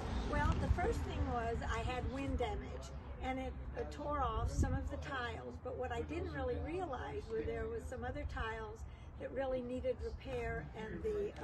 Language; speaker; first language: English; native; English